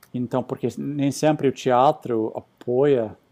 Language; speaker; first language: Portuguese; non-native, fluent; English